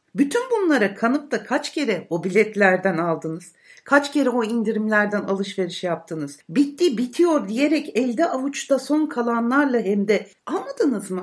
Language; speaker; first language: Turkish; native; Turkish